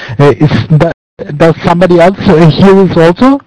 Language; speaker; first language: English; non-native, learner; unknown